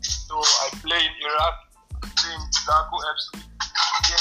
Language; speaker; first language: English; non-native, local second language; Yoruba